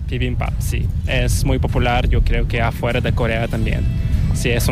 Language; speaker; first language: Spanish; non-native, learner; Korean